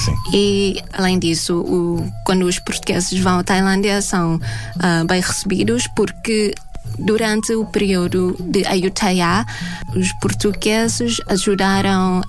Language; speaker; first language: Portuguese; non-native, fluent; Thai